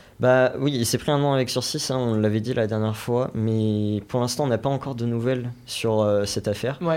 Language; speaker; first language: French; native; French